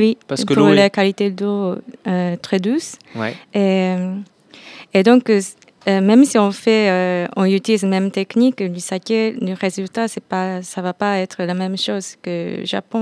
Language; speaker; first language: French; non-native, fluent; Japanese